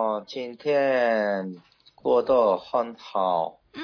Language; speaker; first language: Chinese; non-native, learner; Korean